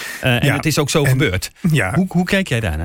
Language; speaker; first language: Dutch; native; Dutch